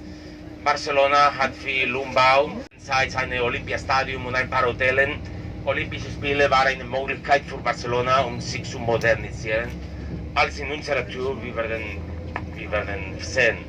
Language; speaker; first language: German; non-native, learner; Catalan